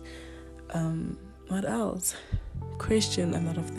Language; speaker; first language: English; non-native, local second language; Northern Sotho